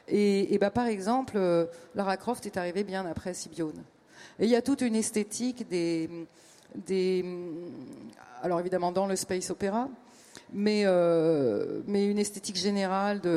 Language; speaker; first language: French; native; French